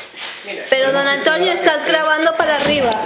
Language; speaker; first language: Spanish; non-native, learner; English